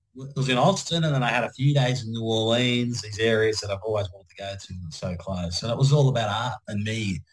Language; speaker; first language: English; native; English